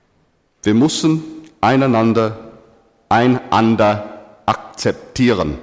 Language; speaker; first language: German; non-native, fluent; English